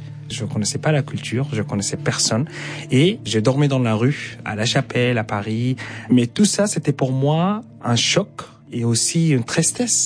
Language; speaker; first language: French; non-native, fluent; Arabic